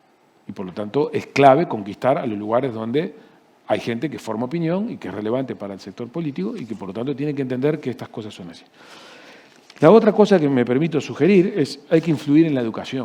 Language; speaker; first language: Spanish; native; Spanish